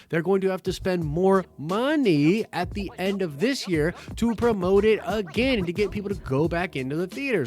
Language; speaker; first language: English; native; English